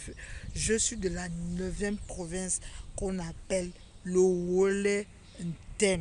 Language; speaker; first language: French; non-native, local second language; Fang